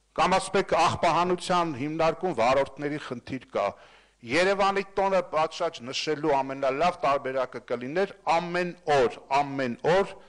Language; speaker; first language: Armenian; native; Armenian